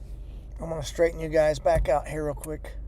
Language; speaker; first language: English; native; English